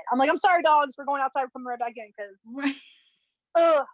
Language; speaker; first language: English; native; English